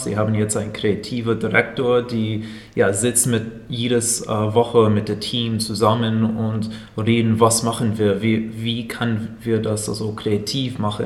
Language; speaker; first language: German; non-native, fluent; English